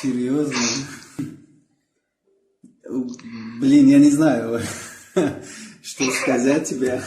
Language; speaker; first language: Russian; non-native, local second language; Tajik